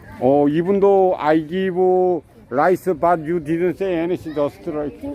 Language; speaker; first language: English; non-native, learner; Korean